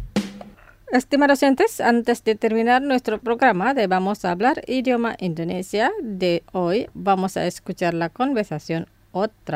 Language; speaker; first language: Spanish; non-native, fluent; Indonesian